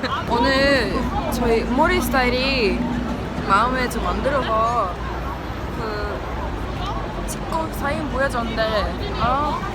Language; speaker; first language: Korean; non-native, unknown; Swedish